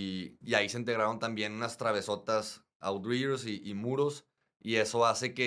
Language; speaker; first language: Spanish; native; Spanish